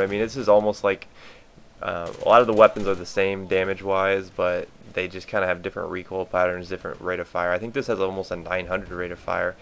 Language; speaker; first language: English; native; English